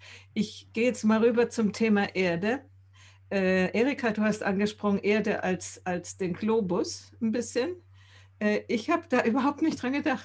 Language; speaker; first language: German; native; German